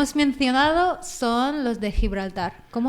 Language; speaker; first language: Spanish; non-native, fluent; Filipino